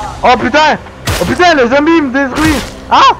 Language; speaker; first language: French; native; French